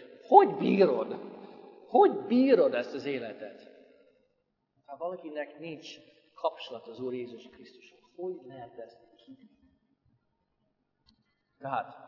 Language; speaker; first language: Hungarian; non-native, fluent; English